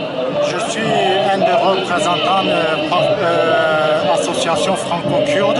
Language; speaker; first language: French; non-native, learner; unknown